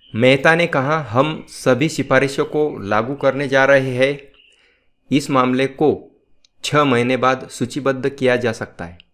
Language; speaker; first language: Hindi; non-native, local second language; Marathi